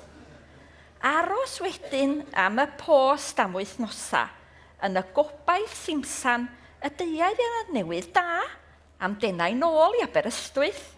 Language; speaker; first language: Welsh; native; Welsh